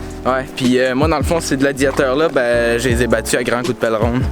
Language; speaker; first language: French; native; French